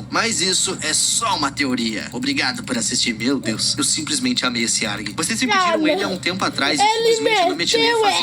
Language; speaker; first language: Portuguese; native; Portuguese